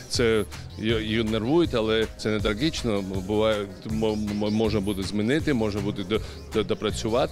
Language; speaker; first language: Ukrainian; non-native, learner; Georgian